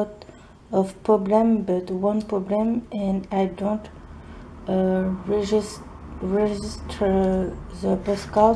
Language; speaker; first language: English; non-native, learner; French